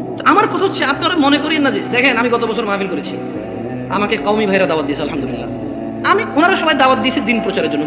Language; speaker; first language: Bangla; early bilingual, heritage; Bangla